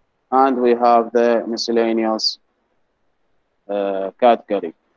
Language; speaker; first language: English; non-native, fluent; Arabic